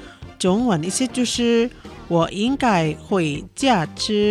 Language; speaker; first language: Chinese; non-native, fluent; Indonesian